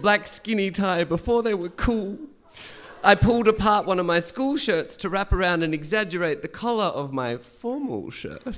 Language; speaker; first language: English; native; English